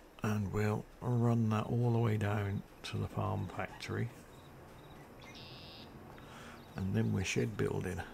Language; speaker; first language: English; native; English